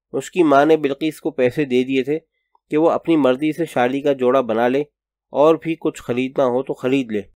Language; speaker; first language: Urdu; native; Urdu